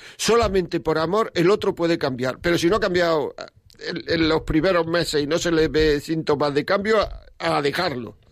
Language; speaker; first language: Spanish; native; Spanish